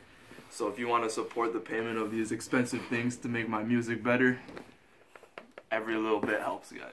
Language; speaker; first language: English; native; English